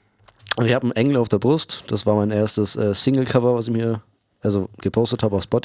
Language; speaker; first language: German; native; German